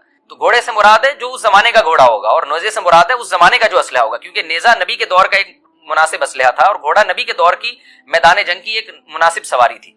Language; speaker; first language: Urdu; native; Urdu